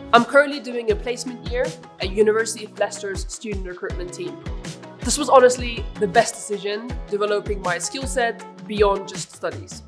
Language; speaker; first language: English; non-native, fluent; Finnish